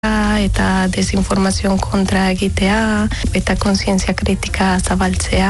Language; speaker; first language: Basque; non-native, learner; Spanish